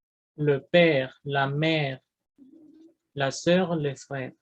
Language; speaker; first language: French; non-native, learner; Spanish